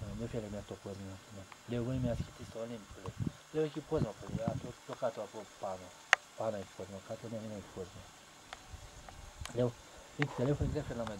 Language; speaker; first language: Greek; non-native, learner; Romanian